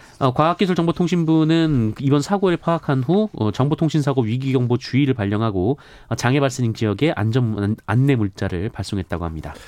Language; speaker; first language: Korean; native; Korean